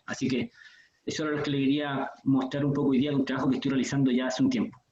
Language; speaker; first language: Spanish; native; Spanish